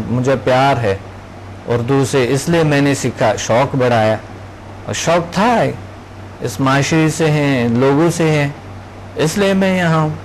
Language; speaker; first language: Urdu; non-native, local second language; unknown